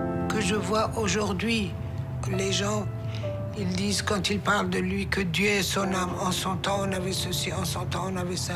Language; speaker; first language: French; non-native, fluent; Persian